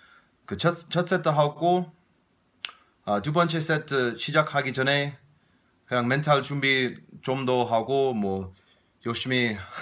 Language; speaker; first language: Korean; non-native, fluent; English